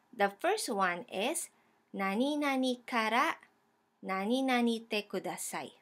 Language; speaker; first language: Japanese; non-native, fluent; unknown